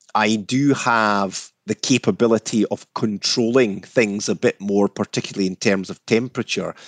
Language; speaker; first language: English; native; English